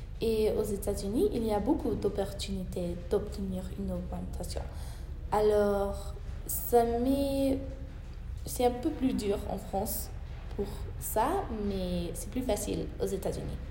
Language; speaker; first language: French; non-native, learner; English